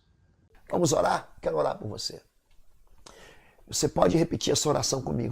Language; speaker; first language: Portuguese; native; Portuguese